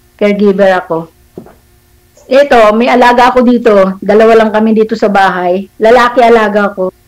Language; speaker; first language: Filipino; native; Filipino